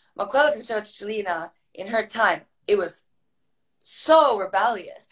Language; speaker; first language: English; non-native, fluent; Croatian